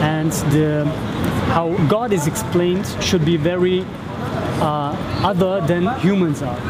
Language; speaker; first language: English; non-native, fluent; German